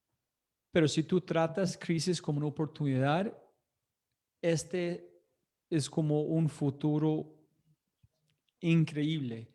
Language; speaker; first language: Spanish; non-native, fluent; English